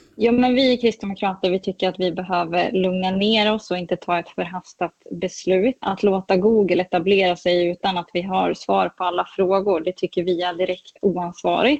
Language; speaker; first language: Swedish; native; Swedish